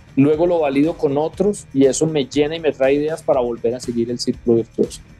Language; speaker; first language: Spanish; native; Spanish